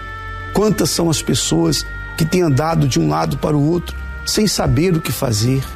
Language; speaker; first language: Portuguese; native; Portuguese